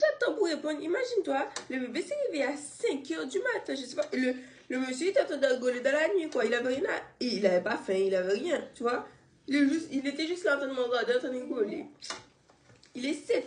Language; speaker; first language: French; native; French